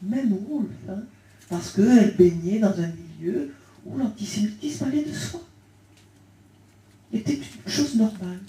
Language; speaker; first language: French; early bilingual, other home language; Spanish